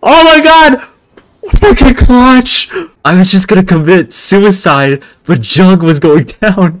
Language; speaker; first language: English; native; English